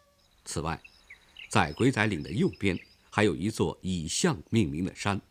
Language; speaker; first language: Chinese; native; Chinese